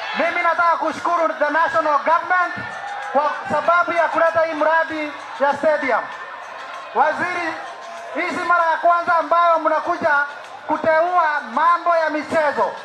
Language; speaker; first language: Swahili; non-native, local second language; Kikuyu